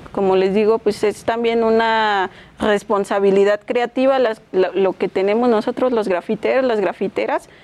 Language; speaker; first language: Spanish; native; Spanish